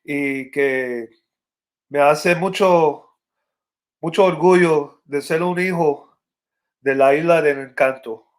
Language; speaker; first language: Spanish; early bilingual, other home language; English